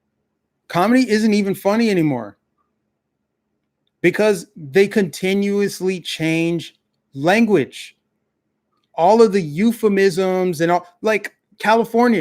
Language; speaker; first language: English; native; English